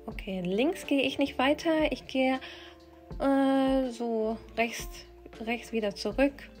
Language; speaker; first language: German; non-native, fluent; Urdu